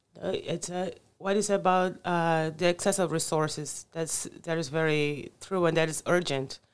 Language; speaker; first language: English; non-native, fluent; Portuguese